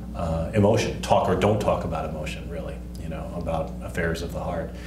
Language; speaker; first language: English; native; English